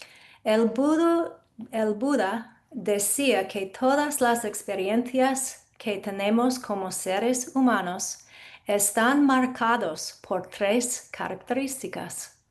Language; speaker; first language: Spanish; non-native, fluent; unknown